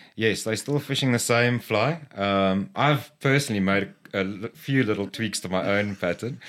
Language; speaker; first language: English; non-native, local second language; Afrikaans